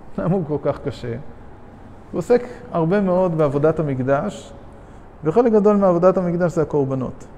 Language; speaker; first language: Hebrew; non-native, fluent; English